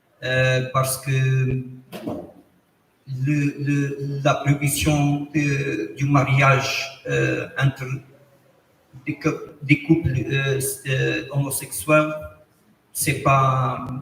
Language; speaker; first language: French; non-native, fluent; Portuguese